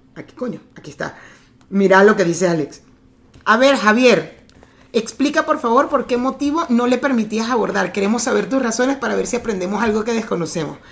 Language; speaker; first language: Spanish; native; Spanish